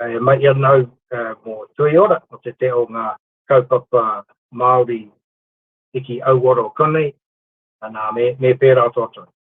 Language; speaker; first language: Māori; non-native, local second language; English